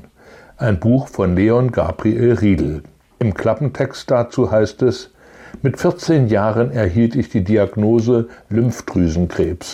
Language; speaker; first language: German; native; German